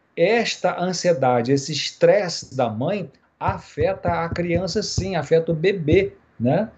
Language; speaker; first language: Portuguese; native; Portuguese